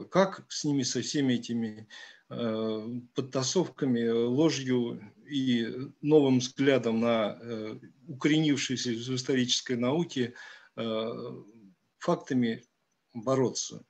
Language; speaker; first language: Russian; native; Russian